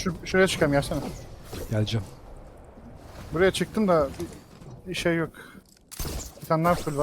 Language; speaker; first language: Turkish; native; Turkish